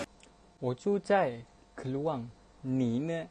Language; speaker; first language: Chinese; non-native, learner; Malay